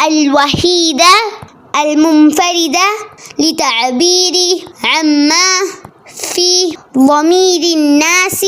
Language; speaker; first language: Arabic; non-native, learner; Malayalam